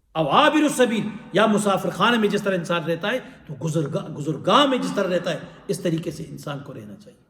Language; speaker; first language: Urdu; non-native, local second language; Pashto